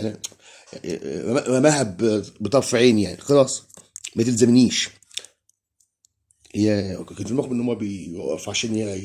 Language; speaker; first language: Arabic; native; Arabic